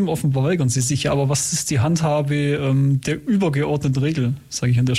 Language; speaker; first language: German; native; German